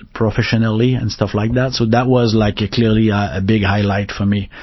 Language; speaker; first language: English; non-native, fluent; French